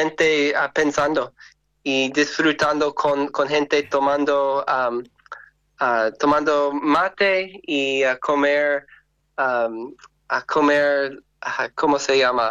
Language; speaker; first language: Spanish; non-native, fluent; English